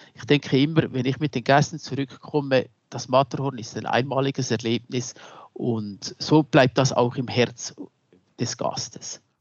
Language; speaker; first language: German; native; German